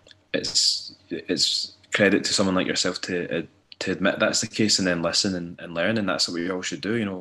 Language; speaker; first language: English; native; English